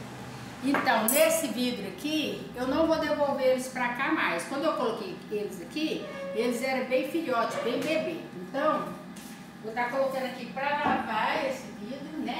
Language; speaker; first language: Portuguese; native; Portuguese